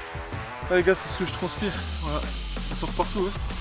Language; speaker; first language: French; native; French